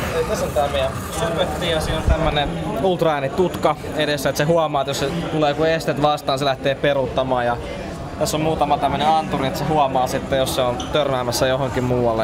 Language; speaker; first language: Finnish; native; Finnish